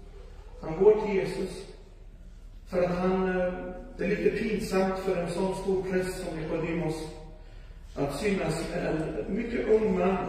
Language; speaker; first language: Swedish; non-native, fluent; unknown